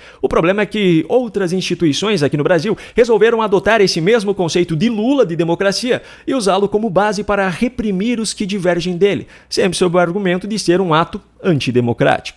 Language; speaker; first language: Portuguese; native; Portuguese